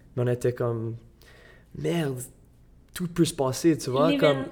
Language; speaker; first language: French; native; French